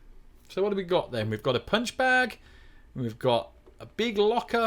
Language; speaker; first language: English; native; English